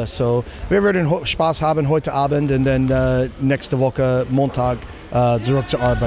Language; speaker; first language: German; non-native, learner; English